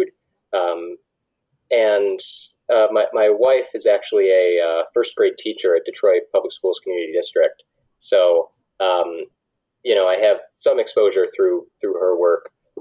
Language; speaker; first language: English; native; English